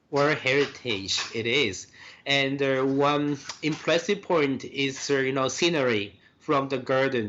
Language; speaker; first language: English; non-native, fluent; Japanese